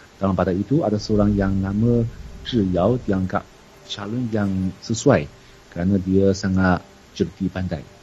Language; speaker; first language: Malay; non-native, fluent; Chinese